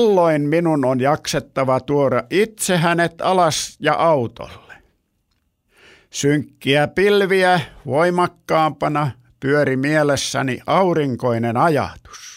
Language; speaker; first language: Finnish; native; Finnish